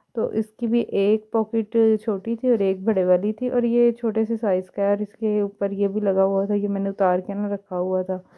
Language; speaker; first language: Urdu; native; Urdu